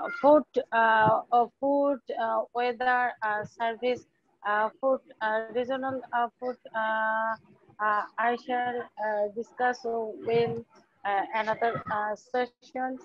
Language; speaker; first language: English; non-native, learner; Bangla